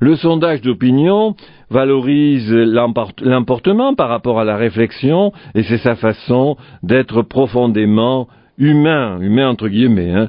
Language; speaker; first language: French; native; French